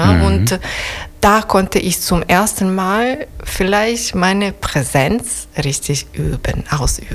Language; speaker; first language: German; non-native, fluent; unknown